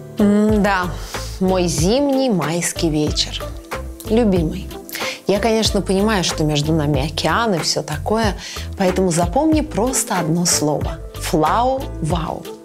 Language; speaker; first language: Russian; native; Russian